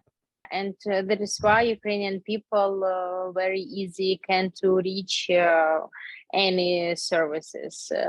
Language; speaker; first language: English; non-native, learner; Ukrainian